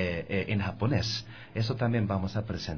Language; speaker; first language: Spanish; non-native, learner; Japanese